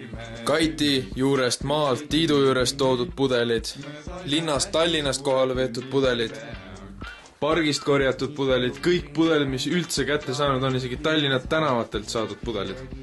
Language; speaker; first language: Estonian; native; Estonian